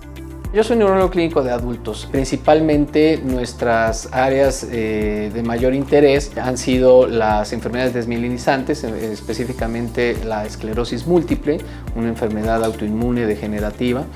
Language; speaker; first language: Spanish; native; Spanish